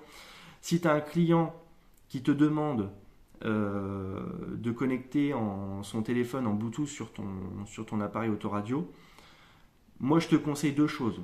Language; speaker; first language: French; native; French